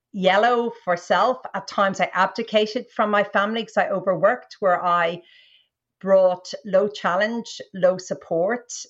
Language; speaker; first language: English; native; English